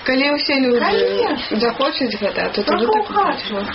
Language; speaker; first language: Belarusian; non-native, local second language; Russian